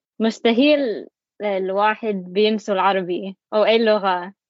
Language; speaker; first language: Arabic; non-native, learner; English